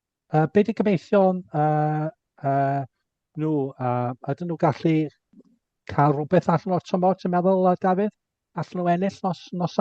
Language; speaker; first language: Welsh; non-native, local second language; English